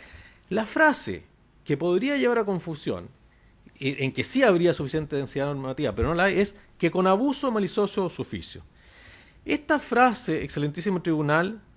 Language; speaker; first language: Spanish; native; Spanish